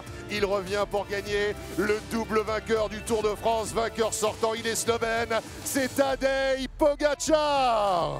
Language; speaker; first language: French; native; French